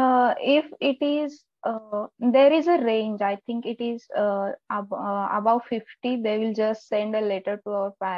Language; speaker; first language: English; non-native, local second language; Marathi